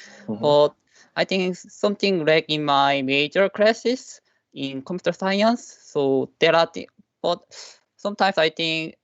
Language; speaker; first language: English; non-native, learner; Korean